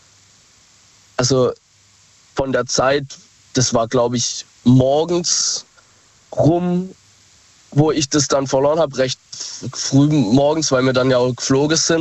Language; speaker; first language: German; native; German